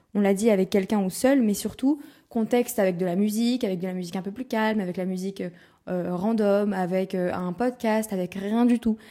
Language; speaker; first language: French; native; French